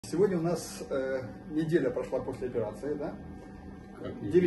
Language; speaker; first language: Russian; native; Russian